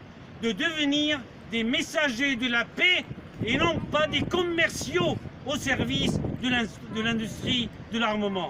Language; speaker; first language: French; non-native, fluent; Arabic